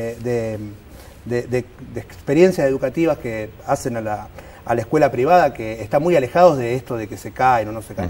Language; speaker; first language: Spanish; native; Spanish